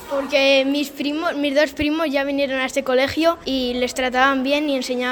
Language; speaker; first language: Spanish; native; Spanish